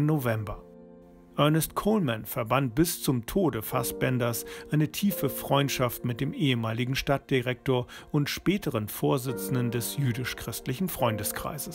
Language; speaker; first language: German; native; German